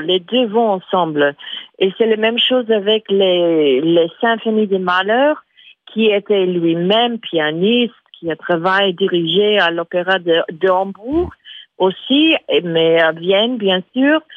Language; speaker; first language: French; non-native, fluent; English